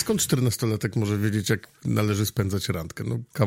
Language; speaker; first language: Polish; native; Polish